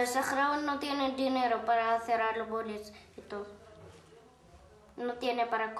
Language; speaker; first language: Spanish; non-native, learner; Arabic